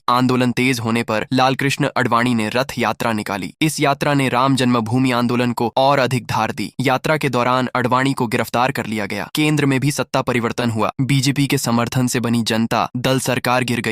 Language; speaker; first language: Hindi; native; Hindi